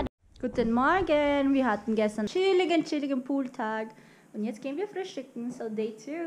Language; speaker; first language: German; non-native, fluent; Filipino